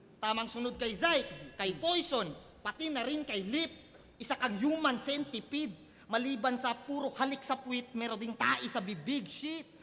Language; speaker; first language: Filipino; non-native, local second language; Cebuano